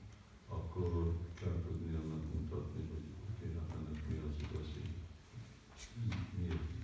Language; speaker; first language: Hungarian; early bilingual, heritage; Hungarian